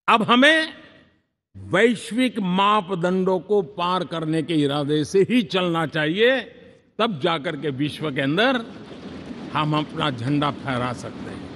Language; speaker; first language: Hindi; non-native, local second language; Gujarati